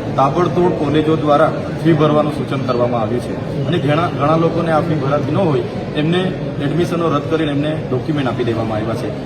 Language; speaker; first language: Gujarati; non-native, local second language; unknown